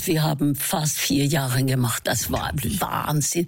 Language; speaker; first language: German; non-native, fluent; Norwegian